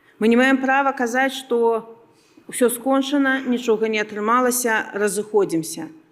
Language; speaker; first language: Belarusian; non-native, local second language; Russian